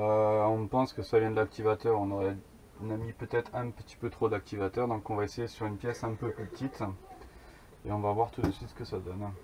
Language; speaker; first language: French; native; French